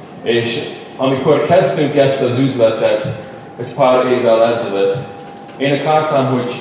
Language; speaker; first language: Hungarian; non-native, learner; English